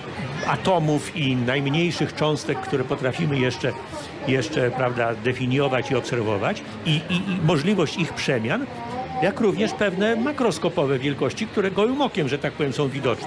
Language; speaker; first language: Polish; native; Polish